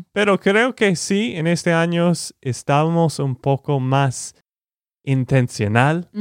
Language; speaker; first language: Spanish; non-native, fluent; English